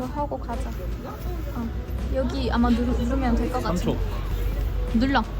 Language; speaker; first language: Korean; non-native, fluent; Turkish